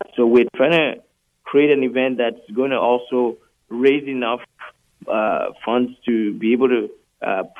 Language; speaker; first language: English; non-native, local second language; Yoruba